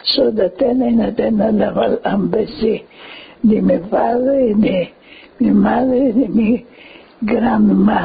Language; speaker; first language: Spanish; early bilingual, heritage; Ladino